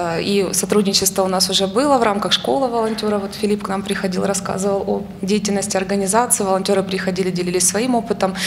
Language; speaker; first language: Russian; native; Russian